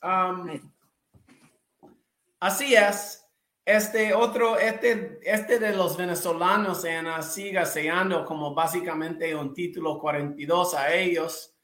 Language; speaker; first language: Spanish; non-native, fluent; English